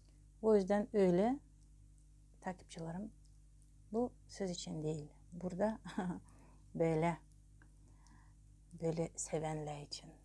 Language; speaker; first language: Turkish; non-native, learner; Russian